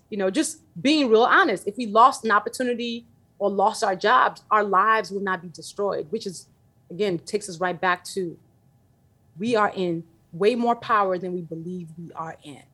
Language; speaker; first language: English; early bilingual, other home language; Yoruba